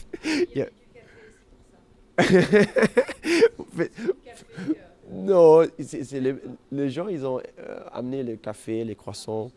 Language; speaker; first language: French; non-native, fluent; German